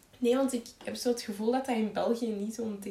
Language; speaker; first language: Dutch; native; Dutch